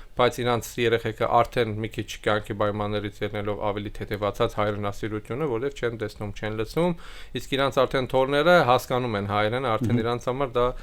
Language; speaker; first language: Armenian; early bilingual, heritage; Armenian